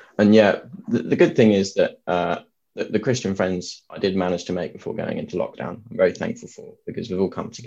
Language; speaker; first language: English; native; English